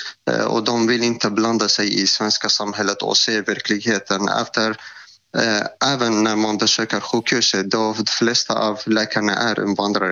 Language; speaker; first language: Swedish; non-native, fluent; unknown